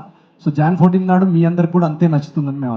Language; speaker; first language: Telugu; native; Telugu